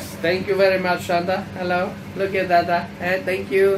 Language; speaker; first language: English; non-native, fluent; Portuguese